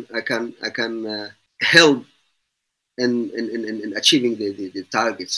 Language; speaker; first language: English; non-native, fluent; Arabic